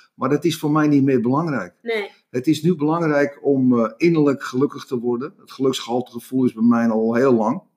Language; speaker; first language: Dutch; native; Dutch